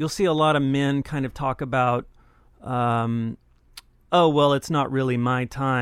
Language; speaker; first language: English; native; English